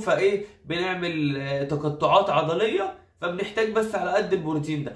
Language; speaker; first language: Arabic; native; Arabic